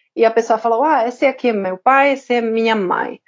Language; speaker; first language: Portuguese; non-native, fluent; Czech